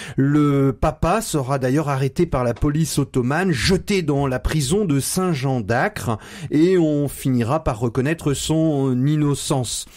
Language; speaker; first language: French; native; French